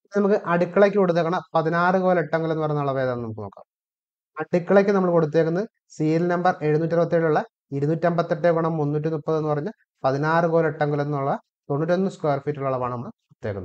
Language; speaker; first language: Malayalam; native; Malayalam